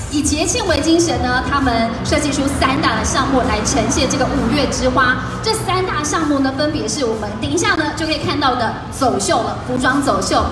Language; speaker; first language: Chinese; native; Chinese